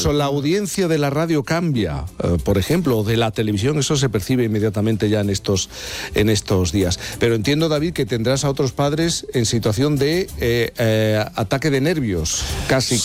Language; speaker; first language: Spanish; native; Spanish